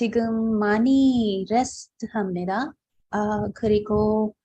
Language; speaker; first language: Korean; non-native, learner; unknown